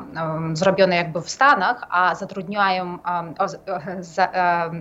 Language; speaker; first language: Polish; non-native, fluent; Ukrainian